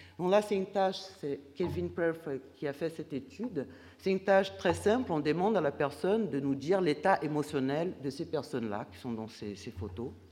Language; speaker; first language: French; non-native, fluent; Portuguese